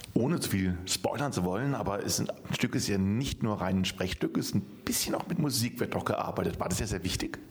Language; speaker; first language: German; native; German